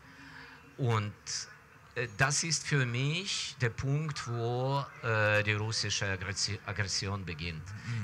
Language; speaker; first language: German; non-native, fluent; Ukrainian